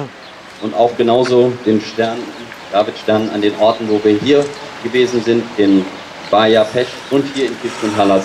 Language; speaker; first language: German; native; German